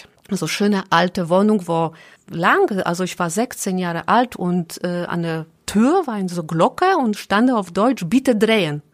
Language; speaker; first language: German; non-native, learner; Polish